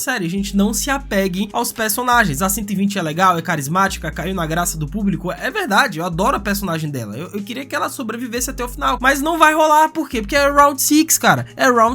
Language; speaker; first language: Portuguese; native; Portuguese